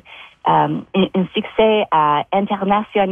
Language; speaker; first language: French; non-native, local second language; English